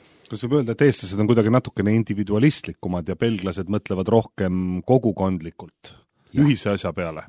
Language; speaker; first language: Estonian; native; Estonian